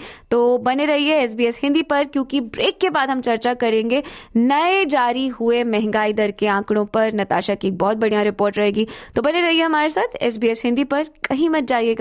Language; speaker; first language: Hindi; native; Hindi